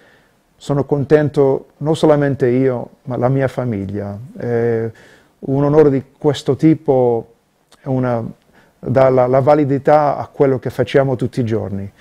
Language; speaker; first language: Italian; early bilingual, heritage; Italian